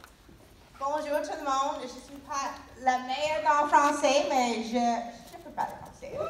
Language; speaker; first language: French; non-native, learner; English